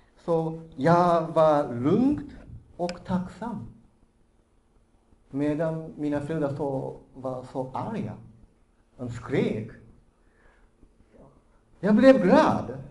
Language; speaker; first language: Swedish; non-native, fluent; Japanese